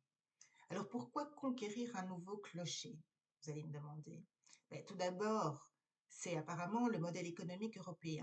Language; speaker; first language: French; native; French